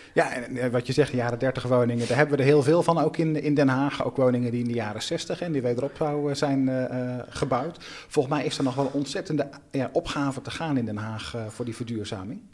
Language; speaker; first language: Dutch; native; Dutch